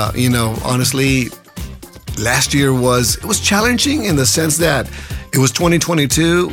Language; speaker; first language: English; early bilingual, other home language; Spanish